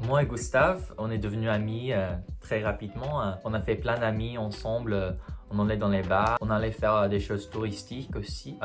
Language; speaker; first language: French; non-native, fluent; English